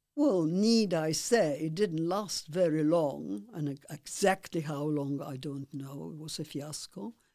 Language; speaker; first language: English; non-native, fluent; Polish